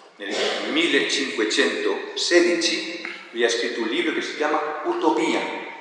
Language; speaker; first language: Italian; non-native, fluent; Spanish